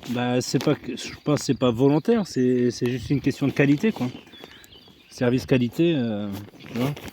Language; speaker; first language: French; native; French